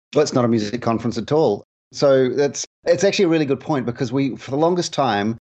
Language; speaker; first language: English; native; English